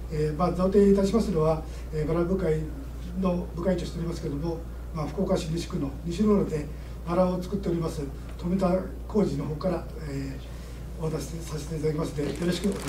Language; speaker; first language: Japanese; native; Japanese